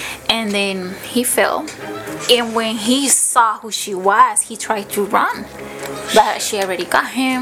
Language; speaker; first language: English; non-native, fluent; Spanish